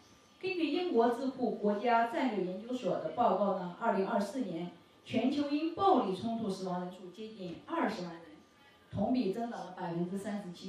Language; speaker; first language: Chinese; native; Chinese